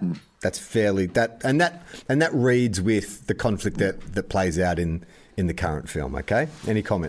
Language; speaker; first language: English; native; English